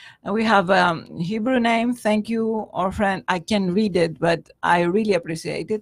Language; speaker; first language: English; non-native, fluent; Greek